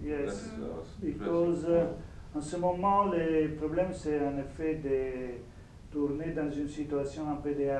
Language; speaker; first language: French; non-native, fluent; Italian